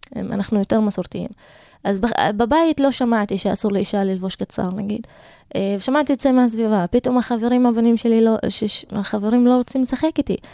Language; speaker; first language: Hebrew; non-native, local second language; Arabic